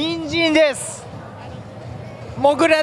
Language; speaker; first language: Japanese; early bilingual, heritage; English